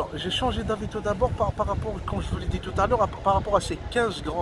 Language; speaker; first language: French; non-native, local second language; Kabyle